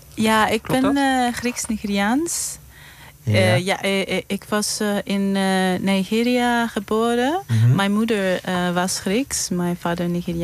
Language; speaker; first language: Dutch; non-native, learner; Greek